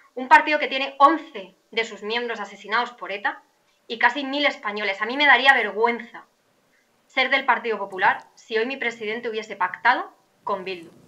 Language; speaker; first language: Spanish; native; Spanish